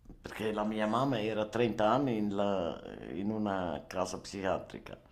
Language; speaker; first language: Italian; non-native, learner; German